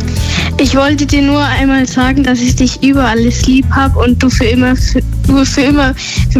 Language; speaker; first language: German; native; German